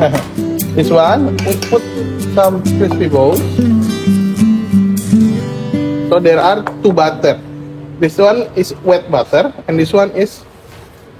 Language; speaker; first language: English; non-native, fluent; Indonesian